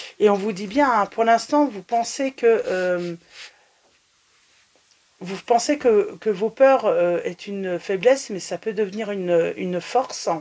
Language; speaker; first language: French; native; French